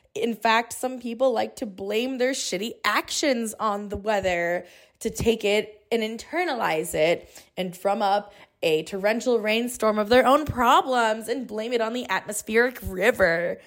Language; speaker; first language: English; native; English